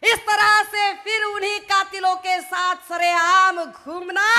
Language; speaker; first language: Hindi; non-native, local second language; Marathi